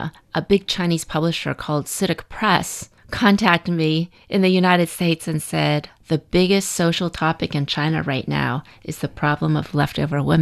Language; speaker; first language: English; native; English